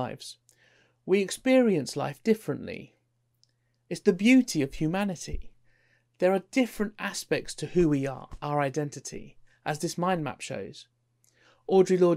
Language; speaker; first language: English; native; English